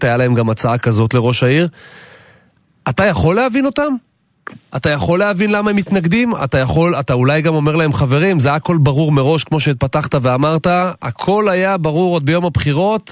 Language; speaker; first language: Hebrew; native; Hebrew